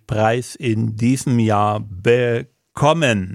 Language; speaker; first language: German; native; German